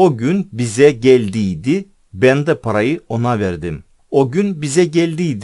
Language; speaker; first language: Turkish; non-native, fluent; Russian